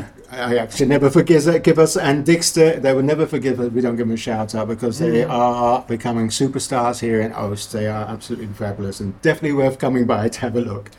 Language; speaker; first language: English; native; English